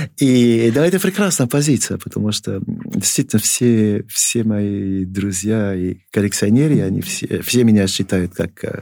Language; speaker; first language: Russian; non-native, fluent; French